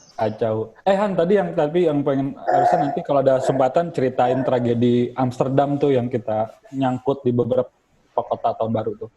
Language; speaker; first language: Indonesian; native; Indonesian